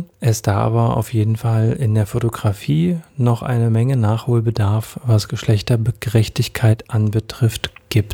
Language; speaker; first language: German; native; German